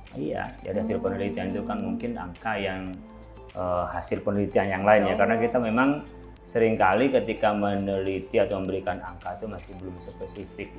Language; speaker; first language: Indonesian; non-native, local second language; Madurese